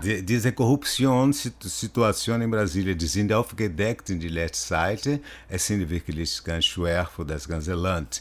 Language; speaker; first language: German; non-native, learner; Portuguese